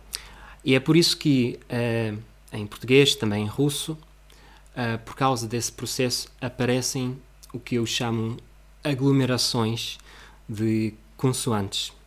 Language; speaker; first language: Portuguese; non-native, fluent; Russian